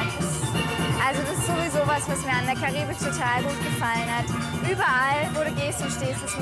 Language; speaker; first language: German; native; German